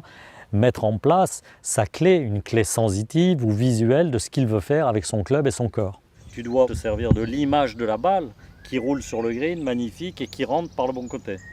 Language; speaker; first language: French; native; French